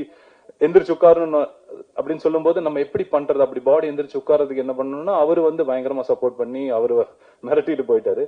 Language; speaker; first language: Tamil; native; Tamil